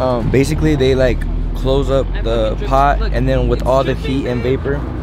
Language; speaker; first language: English; early bilingual, other home language; Spanish